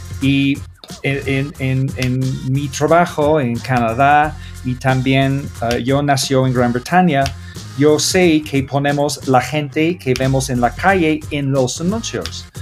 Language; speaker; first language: Spanish; non-native, learner; English